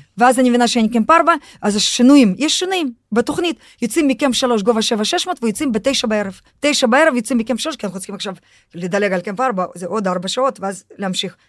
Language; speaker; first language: Hebrew; non-native, fluent; Russian